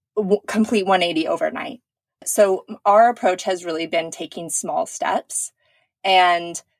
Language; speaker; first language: English; native; English